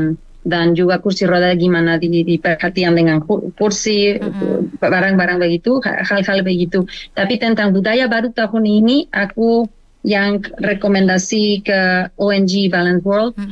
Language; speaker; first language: Indonesian; non-native, learner; Spanish